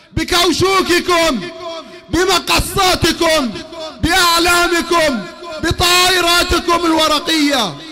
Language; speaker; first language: Arabic; native; Arabic